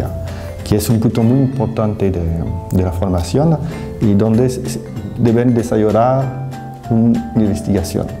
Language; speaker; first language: Spanish; non-native, fluent; French